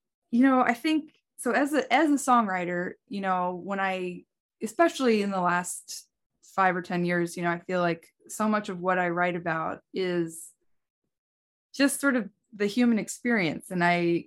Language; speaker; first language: English; native; English